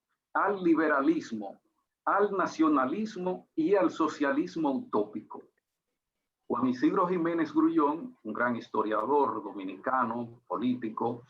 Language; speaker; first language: Spanish; native; Spanish